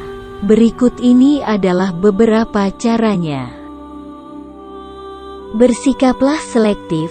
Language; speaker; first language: Indonesian; native; Indonesian